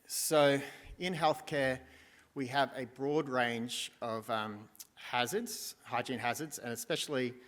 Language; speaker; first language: English; native; English